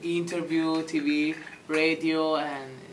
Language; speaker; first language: English; non-native, learner; Italian